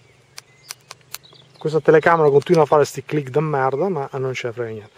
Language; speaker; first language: Italian; early bilingual, other home language; Albanian